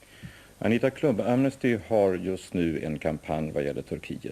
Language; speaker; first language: Swedish; native; Swedish